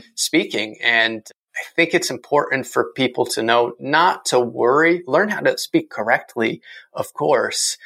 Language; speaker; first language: English; native; English